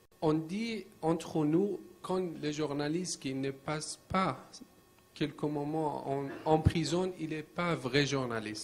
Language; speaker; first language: French; non-native, learner; Persian